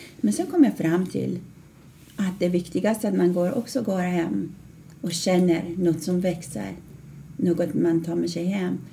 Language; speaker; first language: Swedish; non-native, fluent; Persian